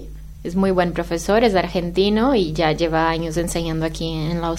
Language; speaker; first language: Spanish; non-native, fluent; Portuguese